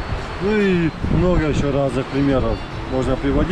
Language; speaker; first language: Russian; native; Russian